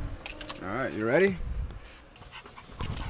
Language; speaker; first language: English; native; English